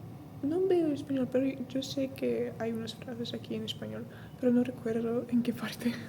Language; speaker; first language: Spanish; non-native, fluent; Russian